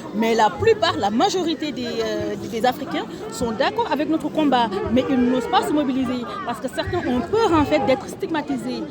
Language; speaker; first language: French; non-native, local second language; Wolof